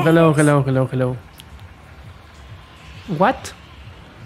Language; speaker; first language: English; non-native, learner; Spanish